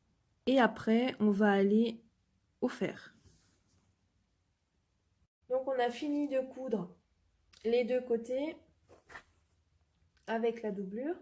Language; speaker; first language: French; native; French